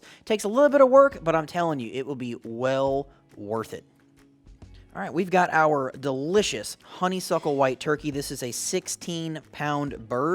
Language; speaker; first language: English; native; English